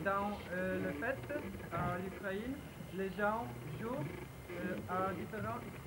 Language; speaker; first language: French; non-native, learner; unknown